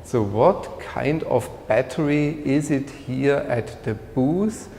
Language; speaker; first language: English; non-native, fluent; German